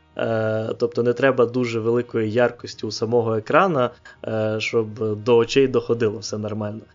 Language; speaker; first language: Ukrainian; non-native, local second language; Russian